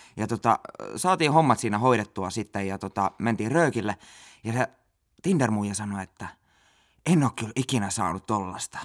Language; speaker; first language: Finnish; native; Finnish